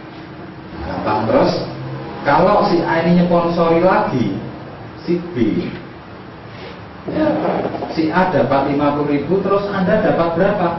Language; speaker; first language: Indonesian; native; Indonesian